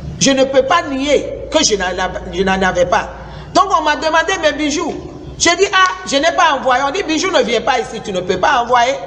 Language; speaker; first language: French; non-native, local second language; Susu